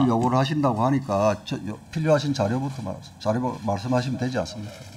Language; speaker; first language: Korean; native; Korean